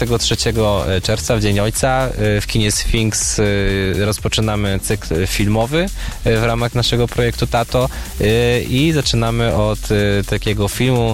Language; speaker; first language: Polish; native; Polish